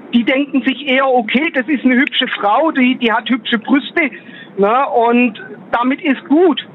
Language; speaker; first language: German; native; German